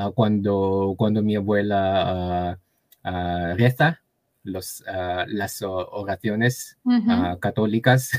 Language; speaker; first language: Spanish; non-native, learner; Chinese